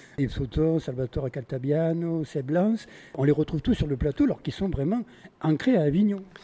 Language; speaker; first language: French; native; French